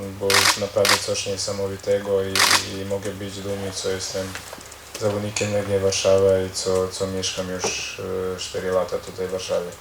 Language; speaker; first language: Polish; non-native, learner; Croatian